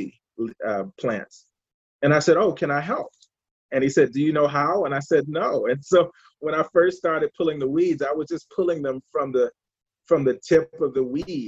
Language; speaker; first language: English; native; English